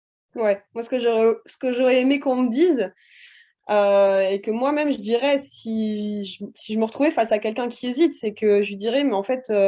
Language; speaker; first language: French; native; French